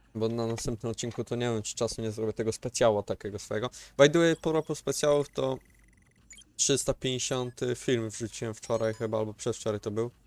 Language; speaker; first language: Polish; native; Polish